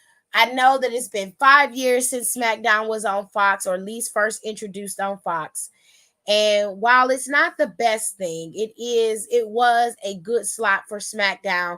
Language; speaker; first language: English; native; English